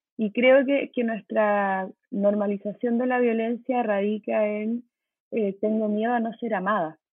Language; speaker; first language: Spanish; native; Spanish